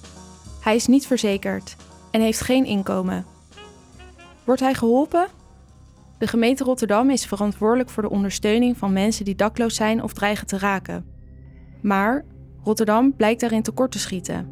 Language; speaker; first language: Dutch; native; Dutch